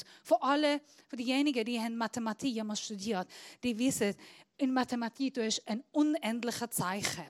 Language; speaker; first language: German; non-native, fluent; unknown